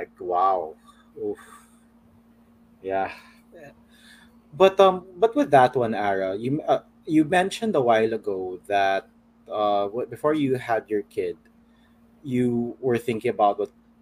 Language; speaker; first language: English; non-native, local second language; Filipino